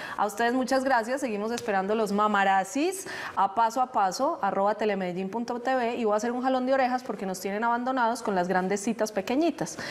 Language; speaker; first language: Spanish; native; Spanish